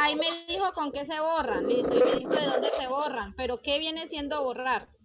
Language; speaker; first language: Spanish; native; Spanish